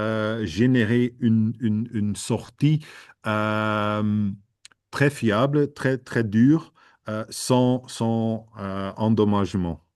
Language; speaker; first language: French; non-native, fluent; Dutch